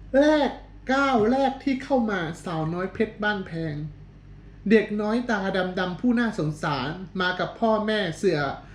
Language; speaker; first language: Thai; native; Thai